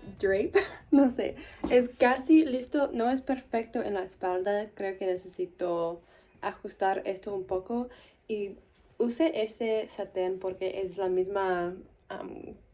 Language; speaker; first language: Spanish; non-native, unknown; English